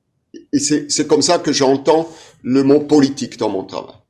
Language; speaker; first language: French; non-native, fluent; German